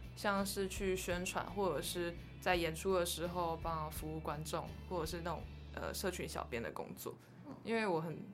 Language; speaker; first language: Chinese; native; Chinese